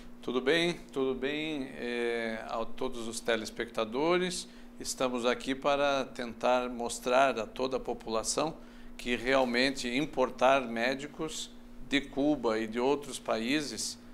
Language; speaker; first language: Portuguese; native; Portuguese